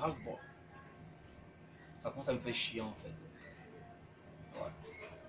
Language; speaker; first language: French; native; French